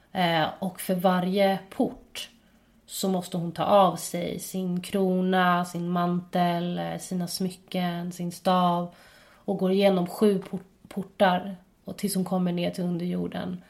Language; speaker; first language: Swedish; native; Swedish